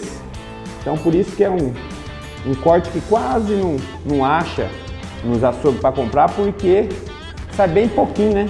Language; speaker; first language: Portuguese; native; Portuguese